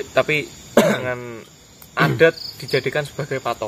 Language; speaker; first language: Indonesian; native; Indonesian